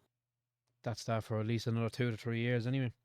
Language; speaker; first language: English; native; English